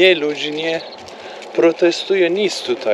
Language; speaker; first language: Polish; non-native, learner; Turkish